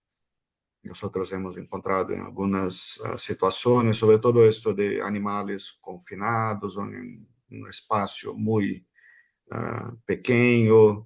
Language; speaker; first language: Spanish; non-native, fluent; Portuguese